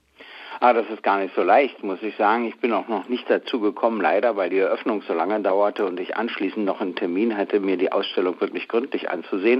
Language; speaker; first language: German; native; German